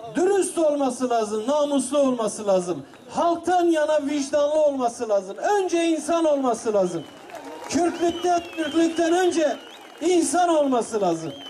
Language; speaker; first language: Turkish; non-native, local second language; Kurdish